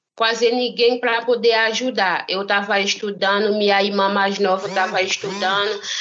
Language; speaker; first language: Portuguese; non-native, learner; Haitian Creole